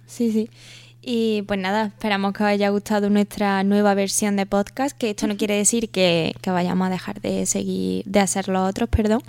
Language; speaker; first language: Spanish; native; Spanish